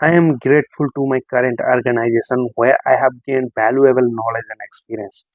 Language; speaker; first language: English; non-native, local second language; Nepali